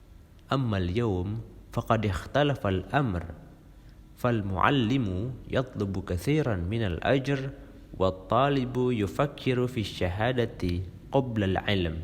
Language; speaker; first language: Arabic; non-native, fluent; Indonesian